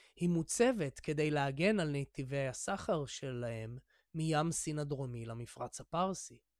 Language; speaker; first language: Hebrew; native; Hebrew